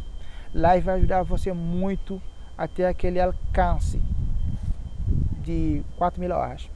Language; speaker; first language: Portuguese; non-native, local second language; Kabuverdianu